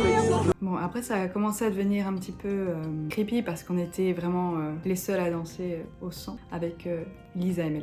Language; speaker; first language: French; native; French